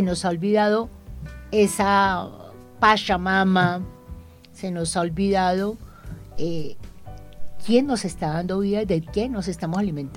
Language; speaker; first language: Spanish; native; Spanish